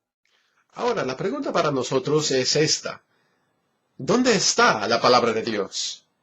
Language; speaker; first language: Spanish; non-native, fluent; English